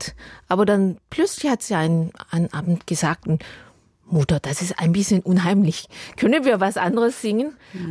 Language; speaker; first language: German; non-native, fluent; Korean